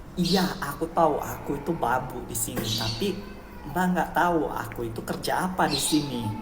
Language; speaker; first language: Indonesian; native; Indonesian